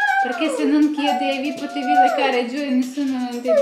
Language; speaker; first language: Italian; non-native, fluent; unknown